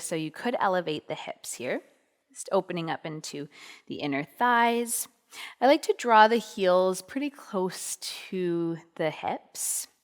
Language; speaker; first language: English; native; English